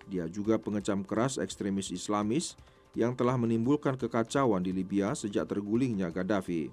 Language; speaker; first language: Indonesian; native; Indonesian